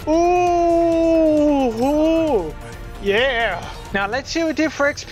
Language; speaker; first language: English; native; English